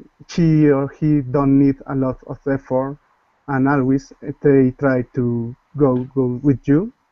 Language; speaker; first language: English; non-native, learner; Spanish